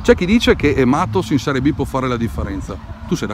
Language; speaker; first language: Italian; native; Italian